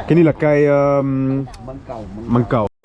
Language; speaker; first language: Vietnamese; non-native, fluent; French